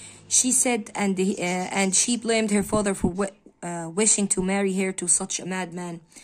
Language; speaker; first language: English; non-native, fluent; Arabic